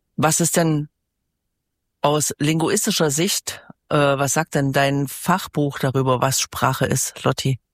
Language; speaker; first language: German; native; German